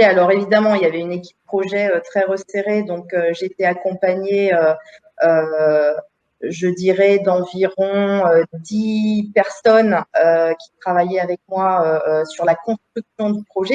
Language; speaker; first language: French; native; French